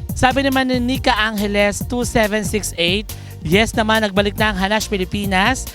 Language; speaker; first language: Filipino; native; Filipino